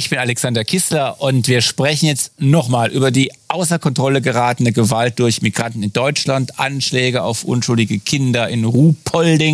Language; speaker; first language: German; native; German